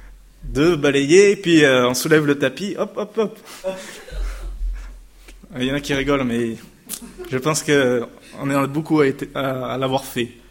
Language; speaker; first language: French; native; French